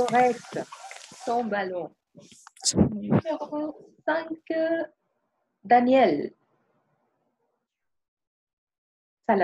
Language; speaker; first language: French; non-native, fluent; Spanish